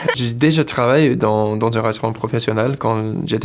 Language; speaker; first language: French; non-native, learner; English